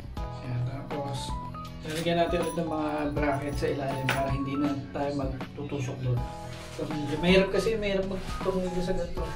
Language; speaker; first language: Filipino; non-native, local second language; Hiligaynon